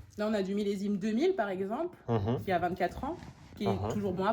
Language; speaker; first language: French; native; French